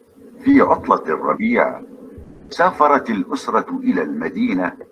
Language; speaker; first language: Arabic; non-native, learner; Indonesian